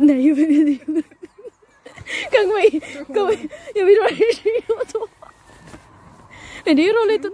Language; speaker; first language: Swedish; non-native, learner; Cebuano